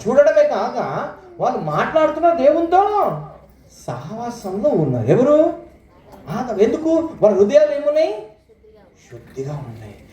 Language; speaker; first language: Telugu; non-native, local second language; Marathi